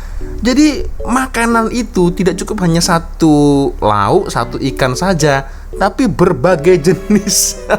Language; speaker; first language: Malay; native; Malay